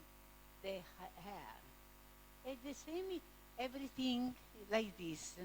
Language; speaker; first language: English; non-native, learner; Italian